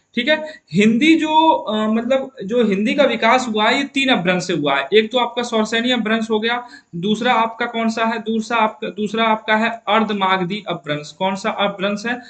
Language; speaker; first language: Hindi; native; Hindi